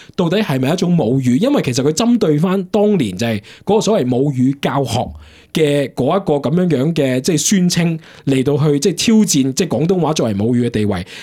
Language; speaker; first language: Cantonese; native; Cantonese